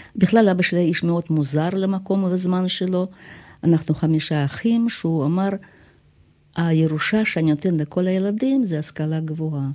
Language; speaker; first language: Hebrew; non-native, fluent; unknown